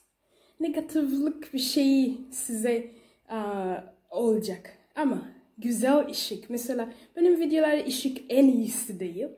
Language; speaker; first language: Turkish; non-native, learner; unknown